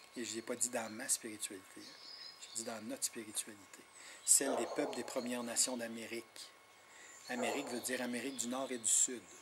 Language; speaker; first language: French; non-native, local second language; Innu-aimun